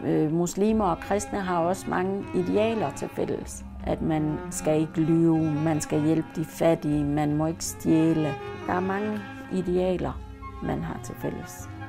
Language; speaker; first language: Danish; native; Danish